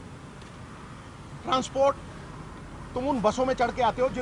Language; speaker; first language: Hindi; non-native, local second language; Punjabi